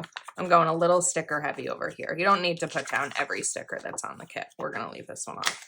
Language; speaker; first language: English; native; English